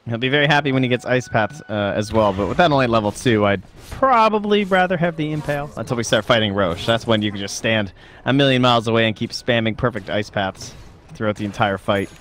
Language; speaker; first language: English; native; English